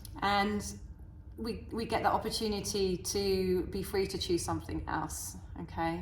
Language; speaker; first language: English; native; English